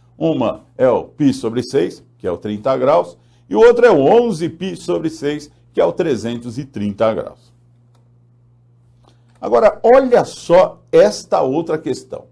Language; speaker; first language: Portuguese; native; Portuguese